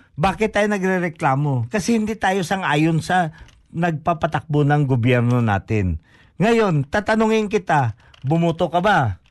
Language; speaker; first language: Filipino; non-native, local second language; Hiligaynon